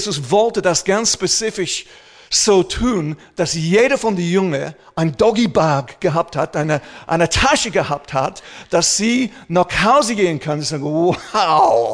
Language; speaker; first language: German; non-native, fluent; English